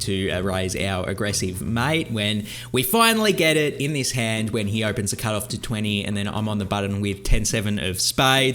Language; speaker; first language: English; native; English